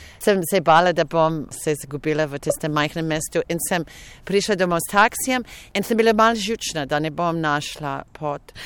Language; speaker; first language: Slovenian; non-native, fluent; English